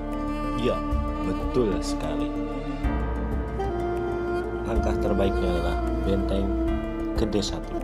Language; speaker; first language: Indonesian; native; Indonesian